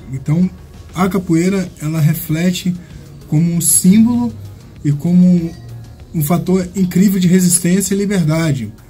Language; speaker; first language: Portuguese; native; Portuguese